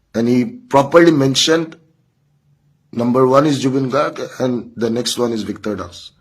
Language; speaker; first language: English; non-native, local second language; Assamese